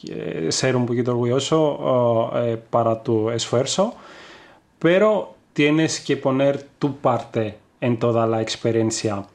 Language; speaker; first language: Spanish; non-native, fluent; Greek